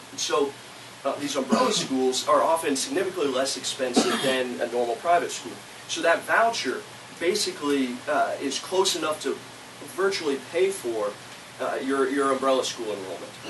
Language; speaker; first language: English; native; English